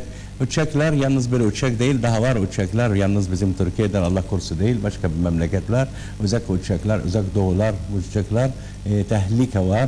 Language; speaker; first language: Turkish; non-native, learner; Arabic